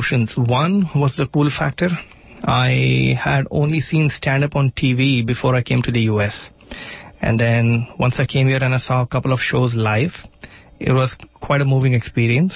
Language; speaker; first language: English; non-native, local second language; Marathi